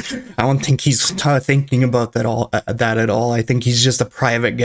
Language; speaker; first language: English; native; English